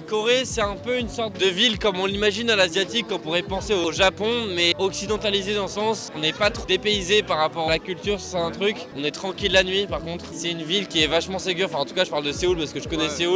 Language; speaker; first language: French; native; French